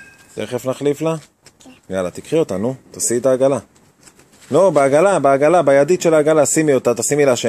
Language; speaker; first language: Hebrew; native; Hebrew